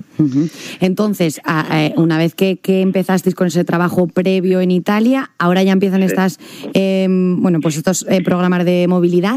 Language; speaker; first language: Spanish; native; Spanish